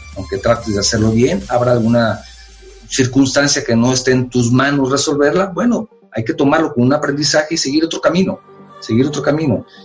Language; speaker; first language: Spanish; native; Spanish